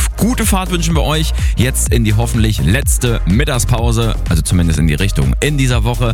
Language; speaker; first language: German; native; German